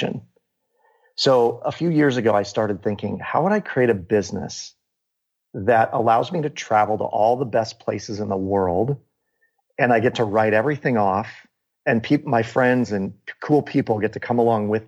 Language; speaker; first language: English; native; English